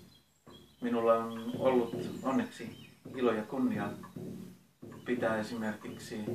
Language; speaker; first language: Finnish; native; Finnish